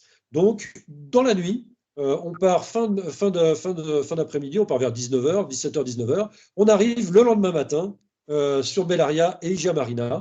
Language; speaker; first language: French; native; French